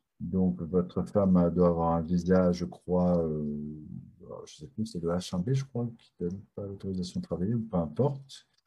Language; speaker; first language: French; native; French